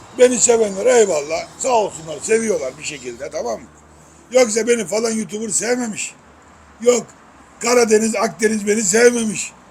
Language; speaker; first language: Turkish; native; Turkish